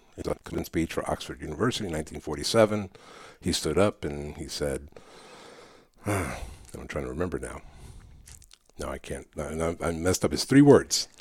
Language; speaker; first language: English; early bilingual, other home language; Spanish